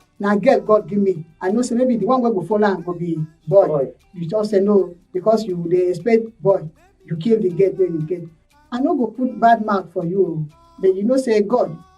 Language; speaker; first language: Nigerian Pidgin; native; Nigerian Pidgin